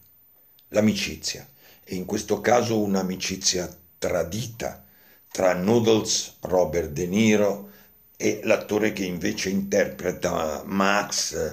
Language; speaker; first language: Italian; native; Italian